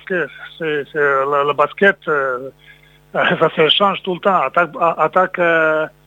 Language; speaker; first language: French; non-native, fluent; Serbian